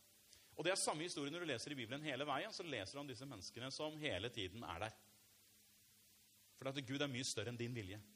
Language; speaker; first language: Norwegian; native; Norwegian